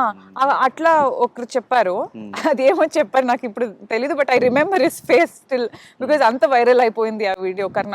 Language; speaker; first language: Telugu; non-native, learner; Kannada